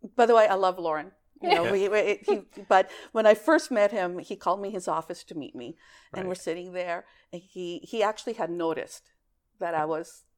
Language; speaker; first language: English; early bilingual, other home language; Greek